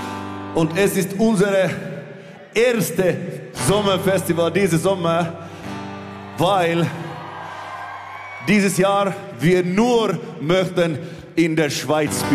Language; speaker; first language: German; non-native, learner; Finnish